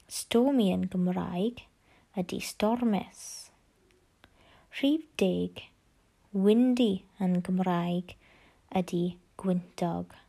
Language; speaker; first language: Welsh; non-native, learner; English